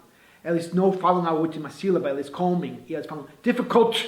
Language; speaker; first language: Portuguese; non-native, fluent; English